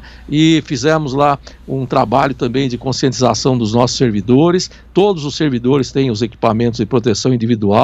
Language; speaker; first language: Portuguese; native; Portuguese